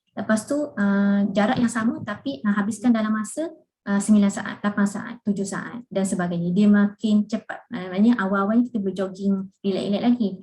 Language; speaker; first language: Malay; native; Malay